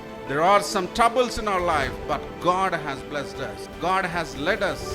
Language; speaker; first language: English; non-native, local second language; Telugu